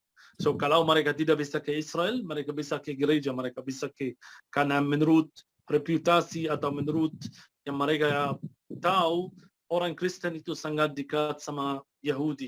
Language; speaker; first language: Indonesian; non-native, fluent; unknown